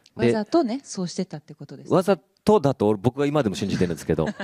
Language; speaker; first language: Japanese; native; Japanese